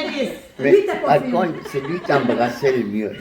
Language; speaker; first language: French; non-native, fluent; Spanish